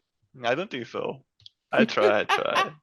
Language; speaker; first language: English; non-native, learner; Korean